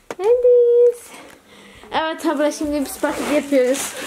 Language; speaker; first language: Turkish; non-native, learner; Indonesian